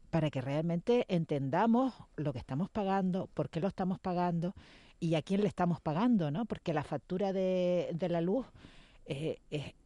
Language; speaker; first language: Spanish; native; Spanish